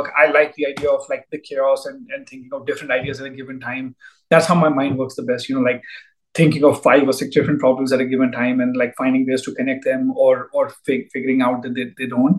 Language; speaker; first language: English; non-native, local second language; Hindi